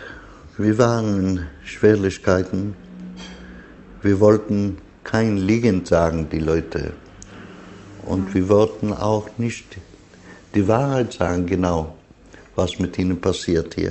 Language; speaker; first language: German; non-native, fluent; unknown